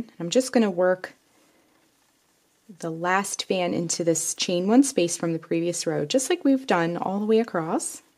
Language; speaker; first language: English; native; English